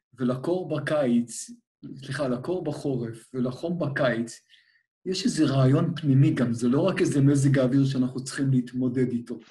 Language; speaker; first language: Hebrew; native; Hebrew